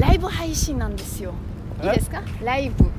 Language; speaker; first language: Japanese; non-native, fluent; French